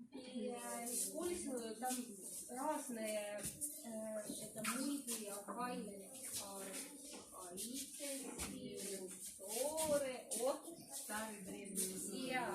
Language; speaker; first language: Russian; non-native, local second language; Estonian